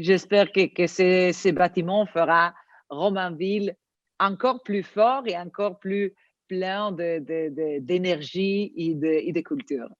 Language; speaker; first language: French; non-native, fluent; Italian